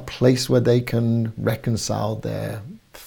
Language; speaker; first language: English; native; English